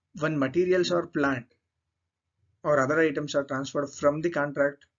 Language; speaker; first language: English; non-native, local second language; Kannada